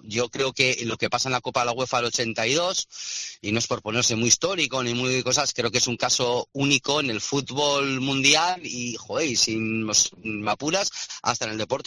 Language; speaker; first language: Spanish; native; Spanish